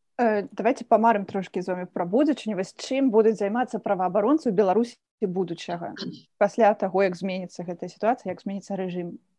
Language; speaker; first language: Belarusian; native; Belarusian